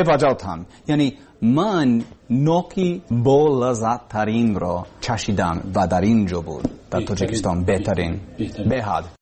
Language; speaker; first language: Persian; non-native, learner; English